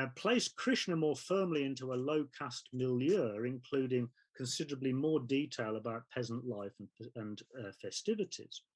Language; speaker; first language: English; native; English